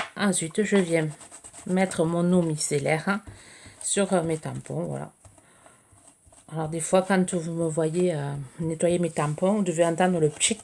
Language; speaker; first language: French; native; French